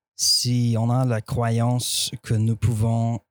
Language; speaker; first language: French; non-native, fluent; English